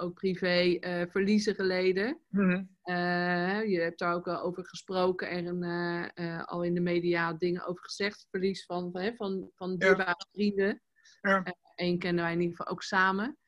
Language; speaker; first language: Dutch; native; Dutch